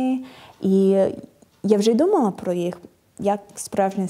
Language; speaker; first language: Ukrainian; non-native, fluent; English